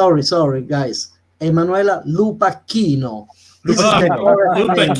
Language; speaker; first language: English; non-native, learner; Italian